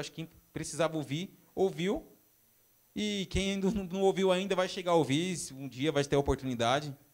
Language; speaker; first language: Portuguese; native; Portuguese